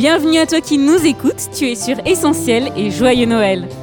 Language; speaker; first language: French; native; French